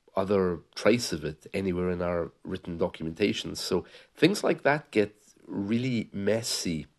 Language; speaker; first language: English; native; English